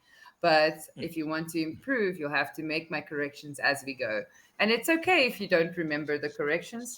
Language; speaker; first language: English; non-native, fluent; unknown